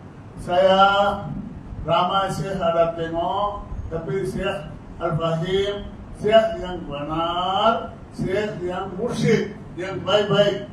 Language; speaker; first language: Indonesian; non-native, learner; Tamil